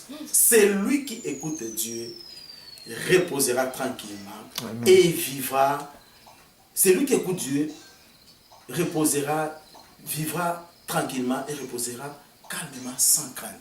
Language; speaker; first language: French; non-native, local second language; Lingala